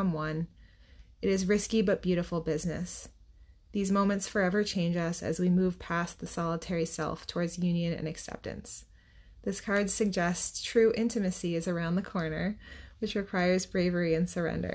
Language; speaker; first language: English; native; English